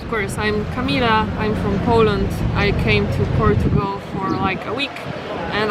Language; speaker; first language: English; non-native, fluent; Polish